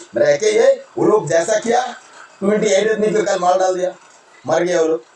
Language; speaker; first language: Hindi; non-native, local second language; Bangla